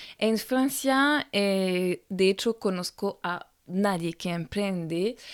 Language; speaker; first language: Spanish; non-native, fluent; French